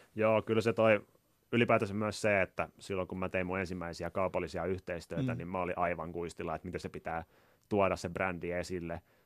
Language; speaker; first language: Finnish; native; Finnish